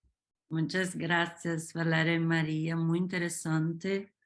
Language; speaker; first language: Spanish; non-native, fluent; Portuguese